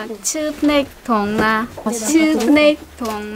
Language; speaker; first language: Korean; early bilingual, other home language; Khmer